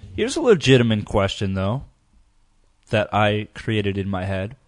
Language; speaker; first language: English; native; English